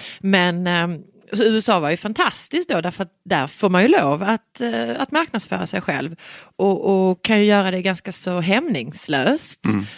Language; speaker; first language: Swedish; native; Swedish